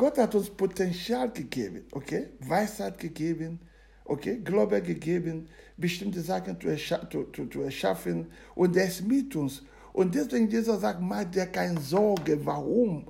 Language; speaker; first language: German; non-native, learner; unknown